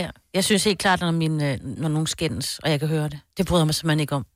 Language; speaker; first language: Danish; native; Danish